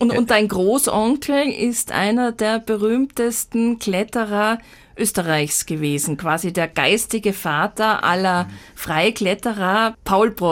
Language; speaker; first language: German; native; German